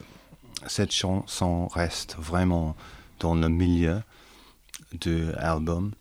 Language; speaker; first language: French; non-native, learner; English